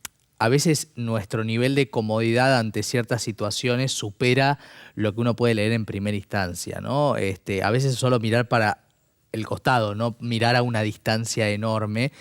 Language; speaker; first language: Spanish; native; Spanish